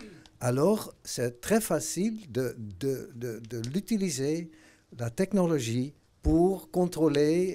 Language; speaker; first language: French; non-native, fluent; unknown